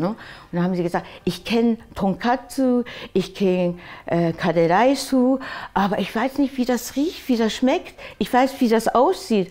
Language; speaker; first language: German; early bilingual, other home language; Japanese